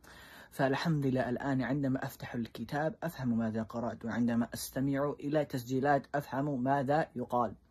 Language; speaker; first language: Arabic; non-native, fluent; English